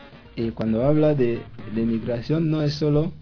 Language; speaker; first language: Spanish; non-native, learner; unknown